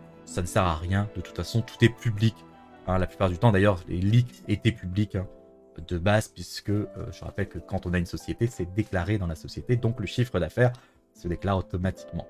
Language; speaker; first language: French; native; French